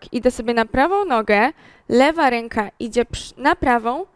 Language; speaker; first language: Polish; native; Polish